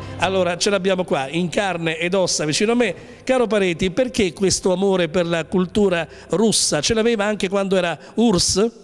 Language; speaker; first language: Italian; native; Italian